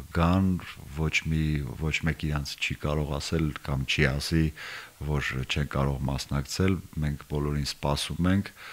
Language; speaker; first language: Armenian; native; Armenian